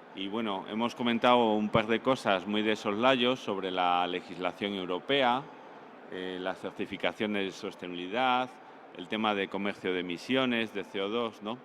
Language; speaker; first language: Spanish; native; Spanish